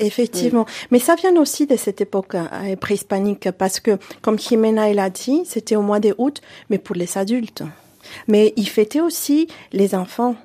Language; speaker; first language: French; non-native, fluent; Spanish